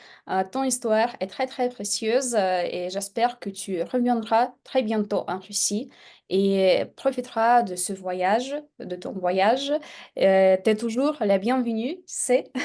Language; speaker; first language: French; non-native, fluent; Russian